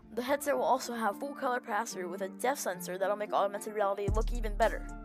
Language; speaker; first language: English; native; English